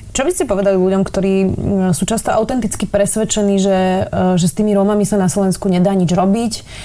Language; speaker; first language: Slovak; native; Slovak